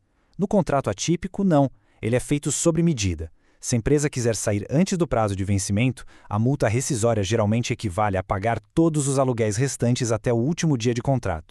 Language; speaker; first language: Portuguese; native; Portuguese